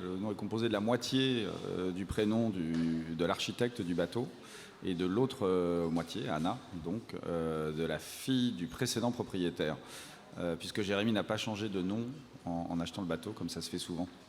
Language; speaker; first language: French; native; French